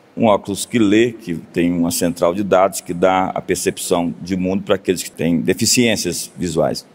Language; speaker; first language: Portuguese; non-native, fluent; Hebrew